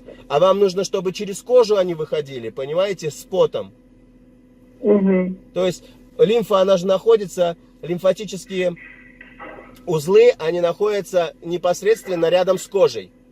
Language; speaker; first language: Russian; native; Russian